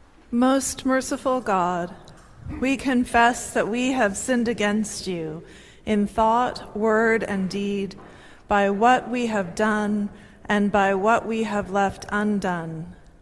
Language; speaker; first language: English; native; English